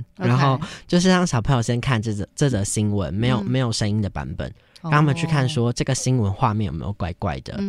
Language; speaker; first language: Chinese; native; Chinese